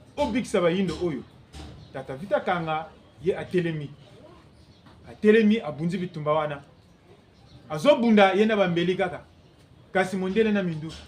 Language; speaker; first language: Lingala; non-native, local second language; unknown